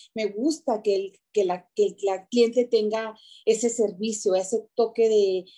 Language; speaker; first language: Spanish; native; Spanish